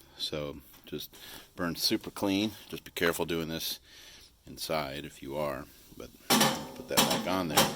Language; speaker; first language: English; native; English